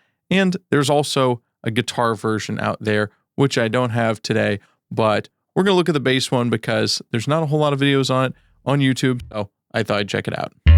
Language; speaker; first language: English; native; English